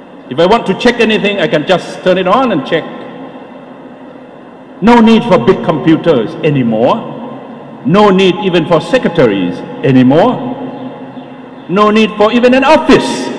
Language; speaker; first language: English; non-native, fluent; Thai